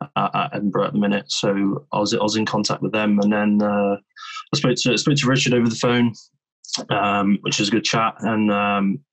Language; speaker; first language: English; native; English